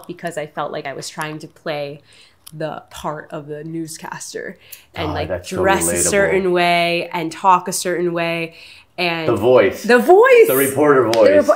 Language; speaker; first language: English; native; English